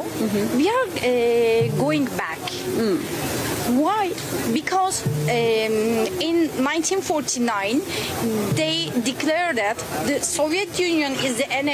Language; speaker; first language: English; non-native, fluent; Turkish